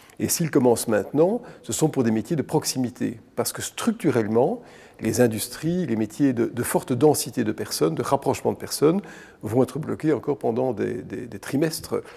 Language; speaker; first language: French; native; French